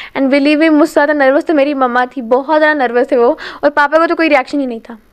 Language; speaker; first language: Hindi; native; Hindi